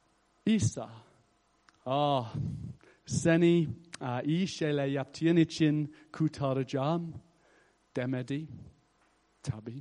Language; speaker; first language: Turkish; non-native, fluent; English